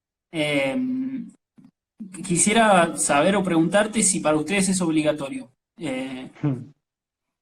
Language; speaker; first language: Spanish; native; Spanish